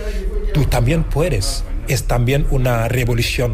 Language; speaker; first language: Spanish; non-native, fluent; Wolof